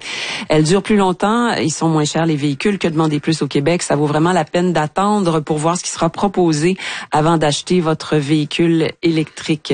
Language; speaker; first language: French; native; French